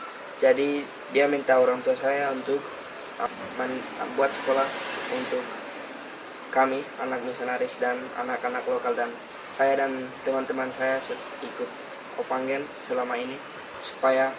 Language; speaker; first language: Indonesian; early bilingual, other home language; English